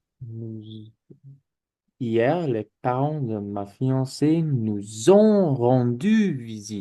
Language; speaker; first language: French; non-native, learner; English